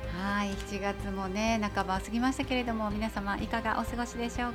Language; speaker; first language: Japanese; native; Japanese